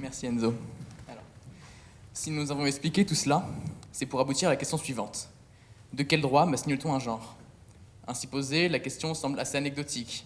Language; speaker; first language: French; native; French